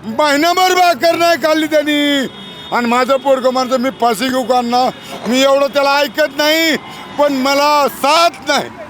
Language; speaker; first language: Marathi; native; Marathi